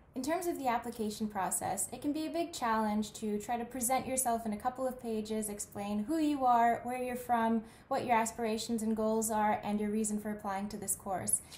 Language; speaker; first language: English; native; English